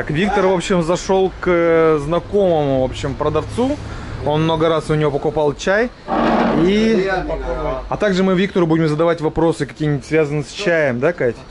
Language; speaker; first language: Russian; native; Russian